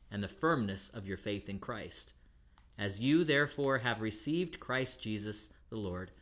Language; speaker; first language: English; native; English